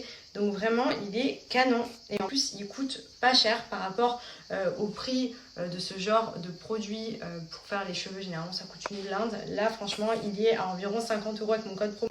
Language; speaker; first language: French; native; French